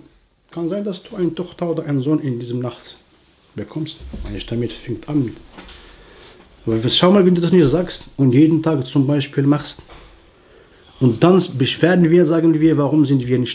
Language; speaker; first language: German; non-native, learner; Arabic